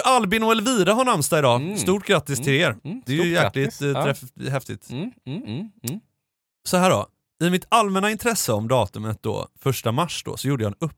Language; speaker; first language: Swedish; native; Swedish